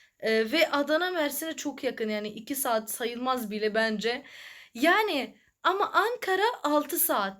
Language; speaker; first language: Turkish; early bilingual, other home language; Arabic